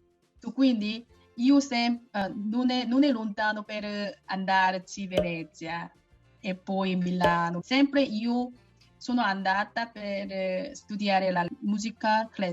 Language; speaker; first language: Italian; non-native, learner; Korean